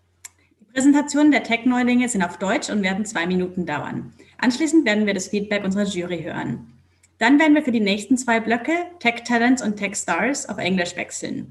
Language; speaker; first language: German; native; German